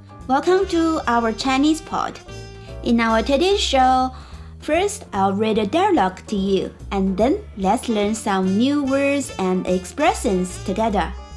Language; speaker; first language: English; non-native, fluent; Chinese